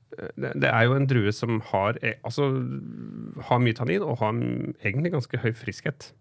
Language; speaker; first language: Norwegian; native; Norwegian